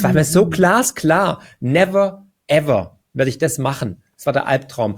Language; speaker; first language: German; native; German